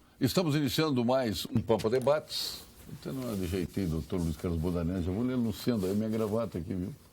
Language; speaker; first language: Portuguese; native; Portuguese